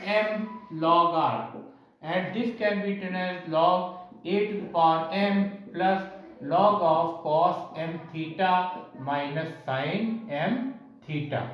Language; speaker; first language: English; non-native, local second language; Hindi